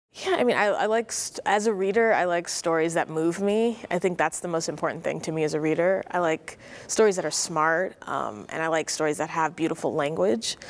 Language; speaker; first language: English; native; English